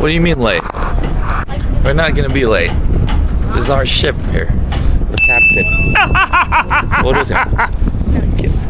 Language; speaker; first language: English; non-native, fluent; Indonesian